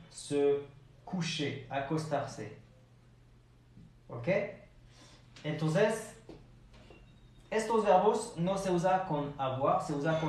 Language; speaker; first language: Spanish; non-native, fluent; French